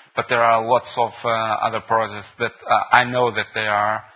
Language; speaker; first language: English; non-native, fluent; Portuguese